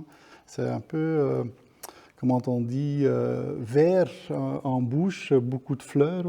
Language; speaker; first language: French; non-native, local second language; Dutch